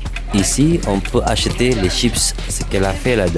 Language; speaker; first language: French; non-native, fluent; Indonesian